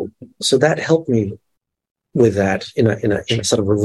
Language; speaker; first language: English; non-native, fluent; Danish